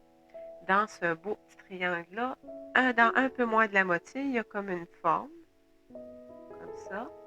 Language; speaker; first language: French; native; French